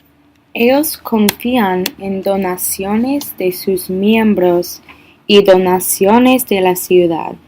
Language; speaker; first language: Spanish; non-native, learner; English